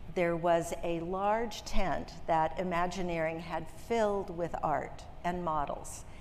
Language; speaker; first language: English; native; English